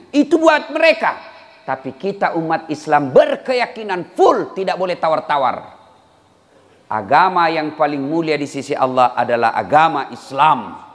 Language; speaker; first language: Indonesian; native; Indonesian